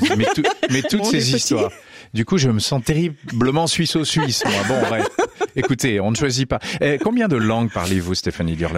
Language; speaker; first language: French; native; French